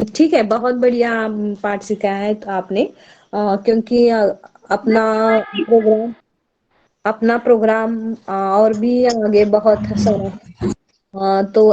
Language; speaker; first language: Hindi; non-native, local second language; Marathi